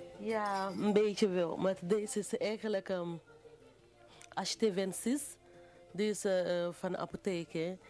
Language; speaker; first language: Dutch; non-native, fluent; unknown